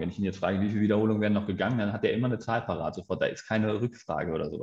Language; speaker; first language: German; native; German